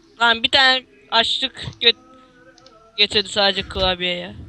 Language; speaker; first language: Turkish; native; Turkish